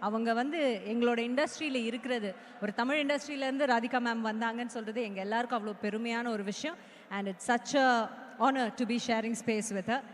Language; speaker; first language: Tamil; native; Tamil